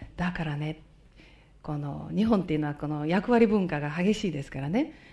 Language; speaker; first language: Japanese; native; Japanese